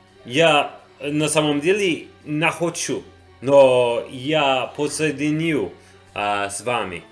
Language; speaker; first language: Russian; non-native, learner; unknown